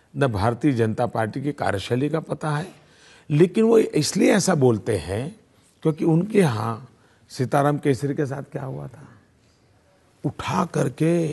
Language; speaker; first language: Hindi; non-native, local second language; Gujarati